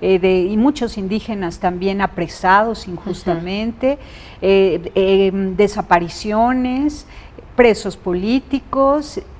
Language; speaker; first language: Spanish; native; Spanish